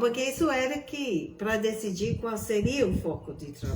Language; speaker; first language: Portuguese; non-native, fluent; English